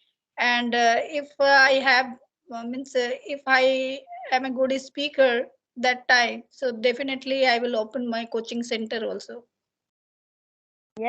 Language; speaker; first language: English; non-native, learner; Hindi